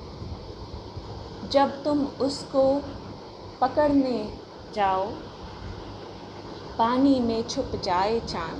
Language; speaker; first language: Urdu; non-native, local second language; Hindi